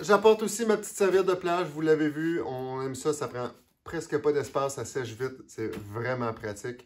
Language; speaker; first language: French; native; French